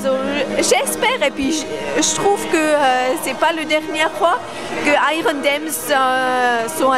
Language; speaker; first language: French; non-native, local second language; German